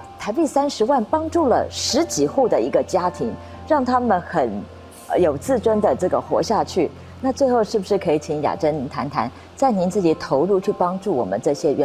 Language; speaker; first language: Chinese; native; Chinese